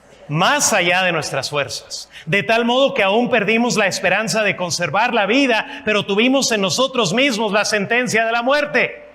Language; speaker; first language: Spanish; non-native, fluent; English